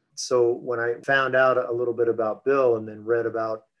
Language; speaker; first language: English; native; English